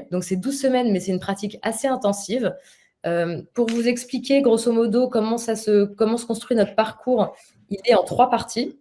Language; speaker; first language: French; native; French